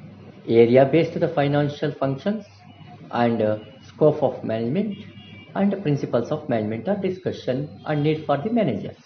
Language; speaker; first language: English; non-native, local second language; Kannada